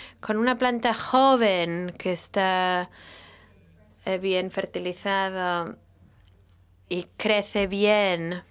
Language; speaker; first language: Spanish; non-native, fluent; Italian